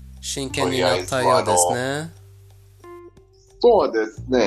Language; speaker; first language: Japanese; non-native, fluent; Persian